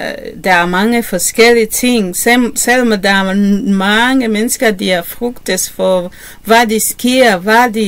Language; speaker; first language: Danish; non-native, learner; Kinyarwanda